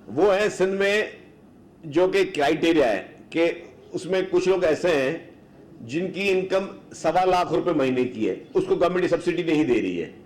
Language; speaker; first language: Urdu; non-native, local second language; Sindhi